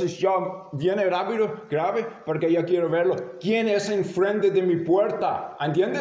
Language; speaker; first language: Spanish; non-native, learner; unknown